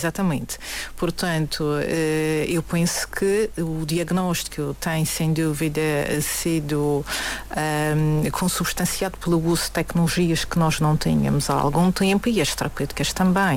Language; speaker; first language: Portuguese; native; Portuguese